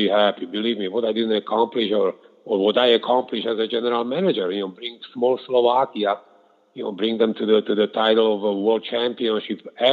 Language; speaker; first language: English; non-native, fluent; Slovak